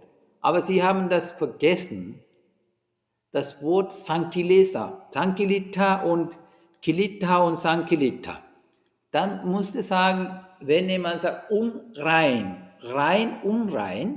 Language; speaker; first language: German; non-native, fluent; Sinhala